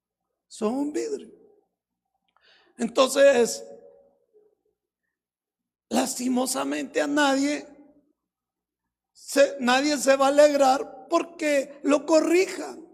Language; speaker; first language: Spanish; native; Spanish